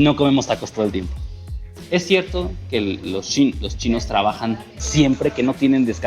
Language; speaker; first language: Spanish; native; Spanish